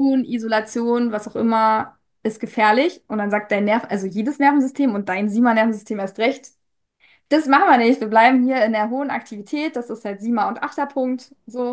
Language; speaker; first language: German; native; German